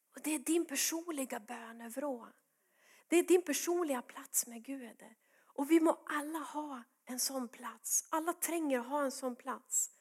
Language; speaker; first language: Swedish; native; Swedish